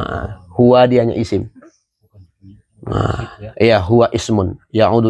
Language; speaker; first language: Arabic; non-native, fluent; Indonesian